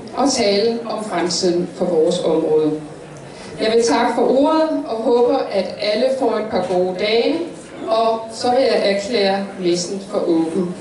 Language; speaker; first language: Danish; native; Danish